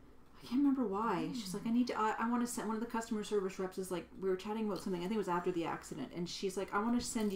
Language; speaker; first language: English; native; English